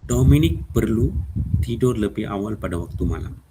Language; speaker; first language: Malay; non-native, local second language; Tamil